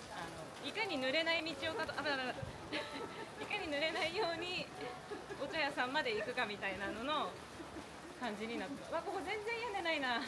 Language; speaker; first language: Japanese; native; Japanese